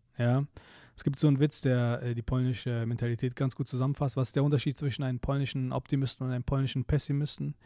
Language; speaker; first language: German; early bilingual, other home language; Polish